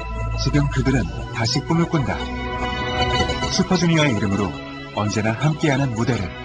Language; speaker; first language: Korean; native; Korean